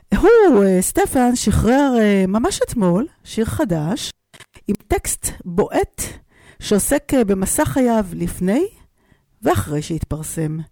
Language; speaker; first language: Hebrew; native; Hebrew